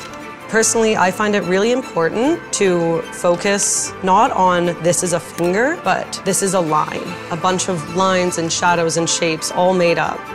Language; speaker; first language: English; native; English